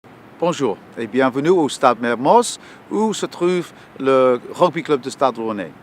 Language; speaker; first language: French; non-native, fluent; English